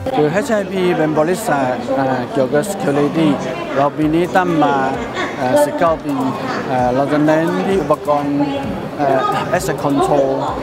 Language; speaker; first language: Thai; non-native, fluent; Chinese